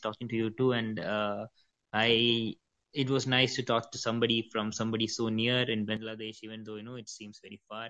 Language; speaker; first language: English; non-native, local second language; Malayalam